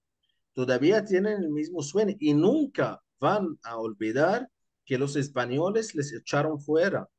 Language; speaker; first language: Spanish; non-native, fluent; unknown